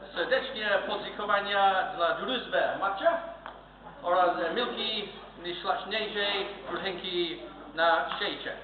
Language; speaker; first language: Polish; non-native, learner; English